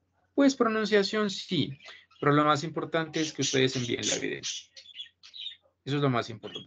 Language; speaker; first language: Spanish; native; Spanish